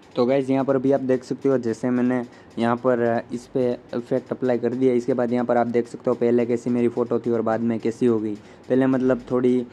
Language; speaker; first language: Hindi; non-native, local second language; Gujarati